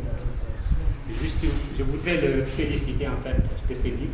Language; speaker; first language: French; non-native, local second language; Wolof